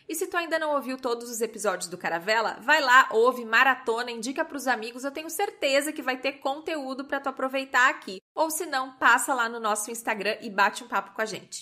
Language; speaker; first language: Portuguese; native; Portuguese